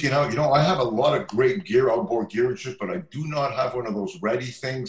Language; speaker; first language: English; non-native, fluent; French